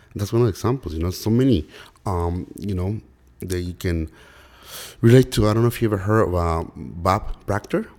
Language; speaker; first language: English; early bilingual, other home language; Spanish